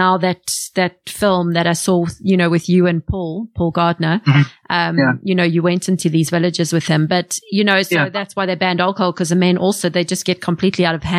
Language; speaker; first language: English; native; English